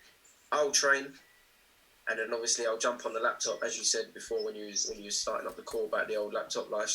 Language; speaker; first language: English; native; English